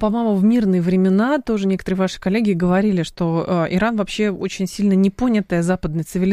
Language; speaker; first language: Russian; native; Russian